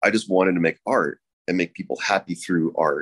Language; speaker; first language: English; native; English